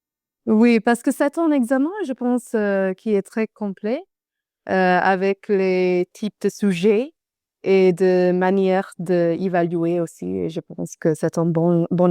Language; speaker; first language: French; non-native, fluent; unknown